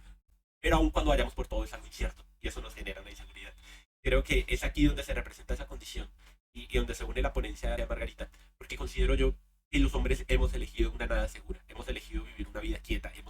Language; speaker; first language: Spanish; native; Spanish